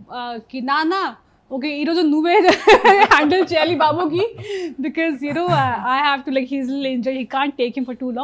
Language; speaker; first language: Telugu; non-native, fluent; Hindi